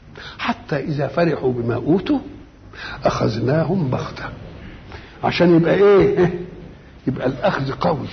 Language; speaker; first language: Arabic; native; Arabic